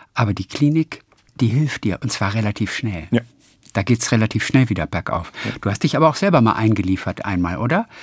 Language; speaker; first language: German; native; German